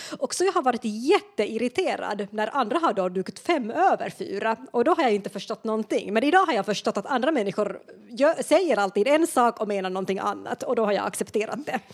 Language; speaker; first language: Swedish; non-native, local second language; Finnish